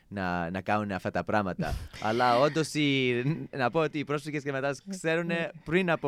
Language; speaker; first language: Greek; non-native, fluent; English